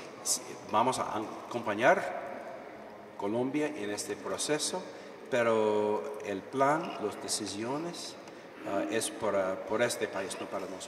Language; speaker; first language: Spanish; non-native, fluent; English